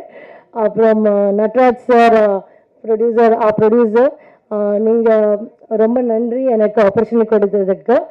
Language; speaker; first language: Tamil; non-native, learner; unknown